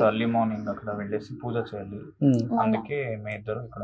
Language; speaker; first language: Telugu; non-native, local second language; Kannada